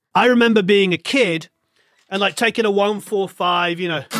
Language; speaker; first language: English; native; English